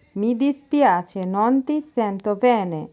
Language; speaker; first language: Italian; non-native, learner; Bangla